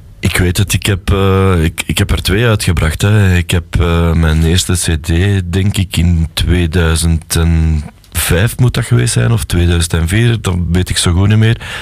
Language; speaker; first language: Dutch; native; Dutch